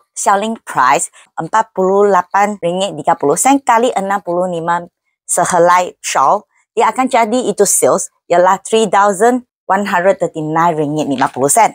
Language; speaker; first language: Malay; non-native, local second language; Chinese